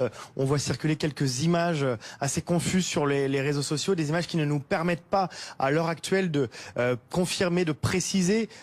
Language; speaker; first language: French; native; French